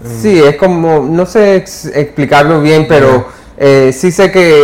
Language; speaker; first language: Spanish; early bilingual, heritage; English